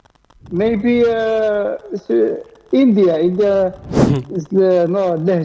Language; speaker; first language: English; non-native, learner; Arabic